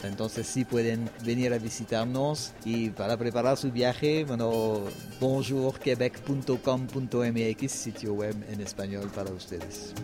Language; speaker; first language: Spanish; non-native, fluent; French